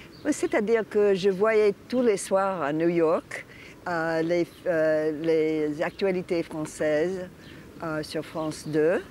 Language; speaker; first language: French; non-native, fluent; English